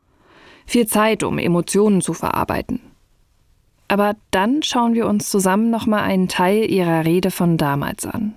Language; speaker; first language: German; native; German